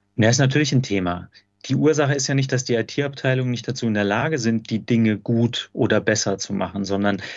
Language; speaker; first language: German; native; German